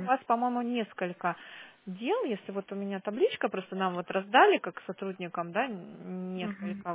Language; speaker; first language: Russian; native; Russian